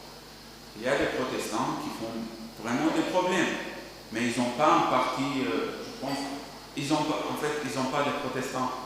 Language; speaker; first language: French; non-native, learner; Arabic